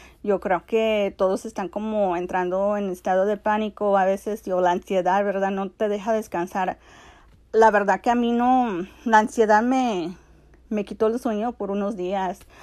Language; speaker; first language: Spanish; early bilingual, heritage; Spanish